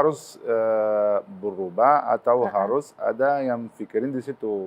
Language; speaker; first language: Indonesian; non-native, learner; Arabic